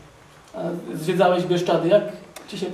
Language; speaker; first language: Polish; native; Polish